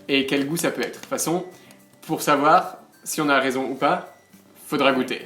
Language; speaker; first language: French; native; French